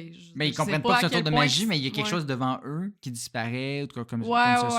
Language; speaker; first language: French; native; French